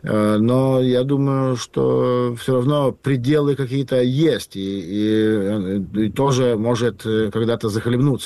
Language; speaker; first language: Russian; non-native, fluent; Lithuanian